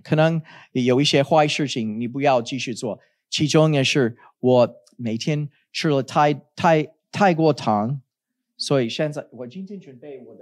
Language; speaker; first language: Chinese; non-native, fluent; English